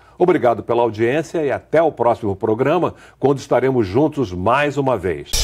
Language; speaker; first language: Portuguese; native; Portuguese